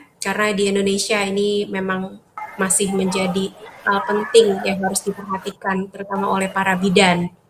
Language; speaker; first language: Indonesian; native; Indonesian